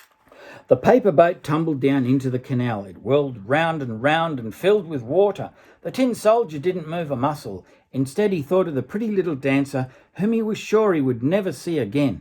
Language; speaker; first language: English; native; English